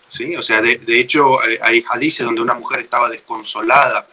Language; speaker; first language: Spanish; native; Spanish